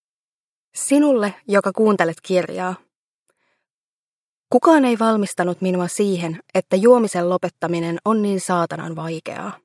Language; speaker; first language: Finnish; native; Finnish